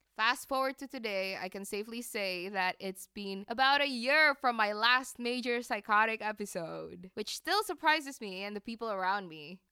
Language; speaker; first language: English; non-native, fluent; Indonesian